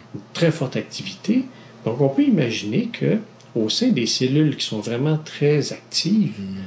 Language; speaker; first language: French; native; French